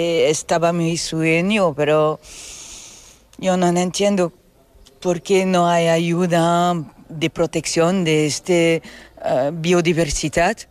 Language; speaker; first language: Spanish; early bilingual, heritage; French